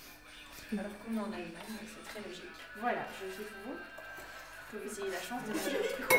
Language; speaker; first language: French; non-native, fluent; German